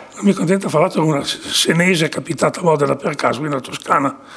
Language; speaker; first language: Italian; native; Italian